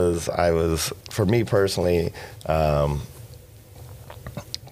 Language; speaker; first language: English; native; English